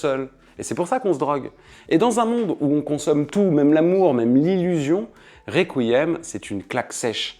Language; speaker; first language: French; native; French